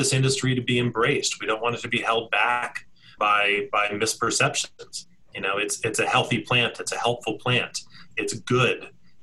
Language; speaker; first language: English; native; English